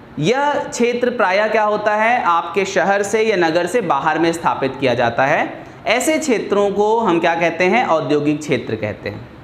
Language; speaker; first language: Hindi; native; Hindi